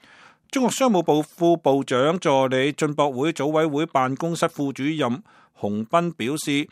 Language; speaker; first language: Chinese; non-native, local second language; Cantonese